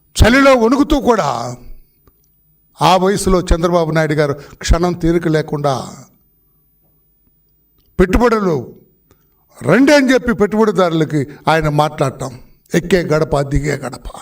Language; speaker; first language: Telugu; native; Telugu